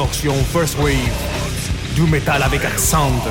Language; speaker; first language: French; non-native, fluent; Spanish